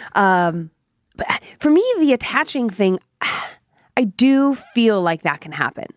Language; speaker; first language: English; native; English